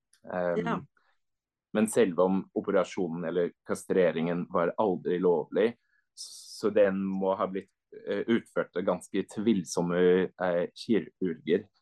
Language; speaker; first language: Norwegian; non-native, fluent; English